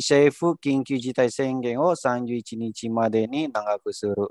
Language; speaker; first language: Japanese; non-native, learner; Indonesian